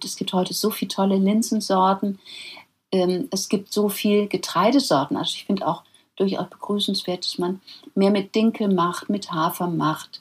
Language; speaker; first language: German; native; German